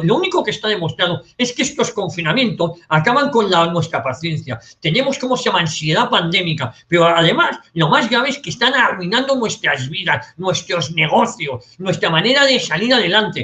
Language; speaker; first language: Spanish; native; Spanish